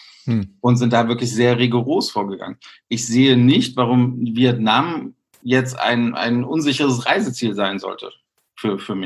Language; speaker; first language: German; native; German